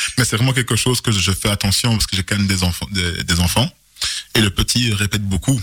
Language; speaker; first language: French; native; French